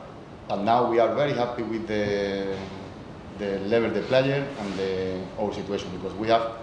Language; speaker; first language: English; non-native, learner; Spanish